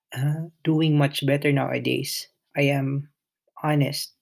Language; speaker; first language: English; non-native, local second language; Filipino